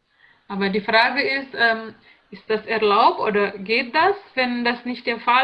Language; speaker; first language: German; non-native, learner; Indonesian